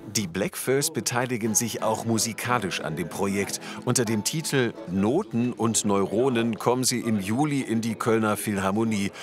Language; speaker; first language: German; native; German